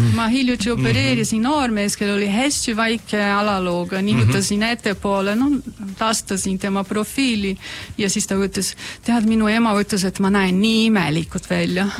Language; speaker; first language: Estonian; non-native, fluent; Portuguese